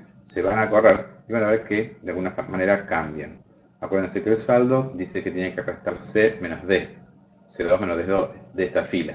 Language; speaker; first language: Spanish; native; Spanish